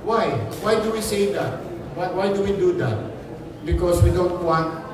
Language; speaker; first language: English; non-native, local second language; Filipino